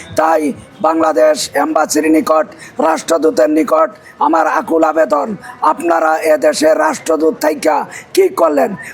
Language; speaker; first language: Bangla; native; Bangla